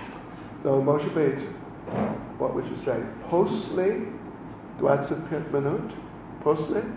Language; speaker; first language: Russian; non-native, learner; English